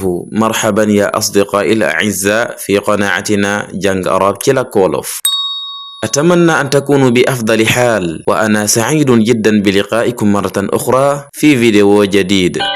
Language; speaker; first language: Arabic; non-native, fluent; Wolof